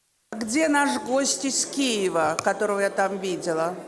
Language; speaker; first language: Russian; native; Russian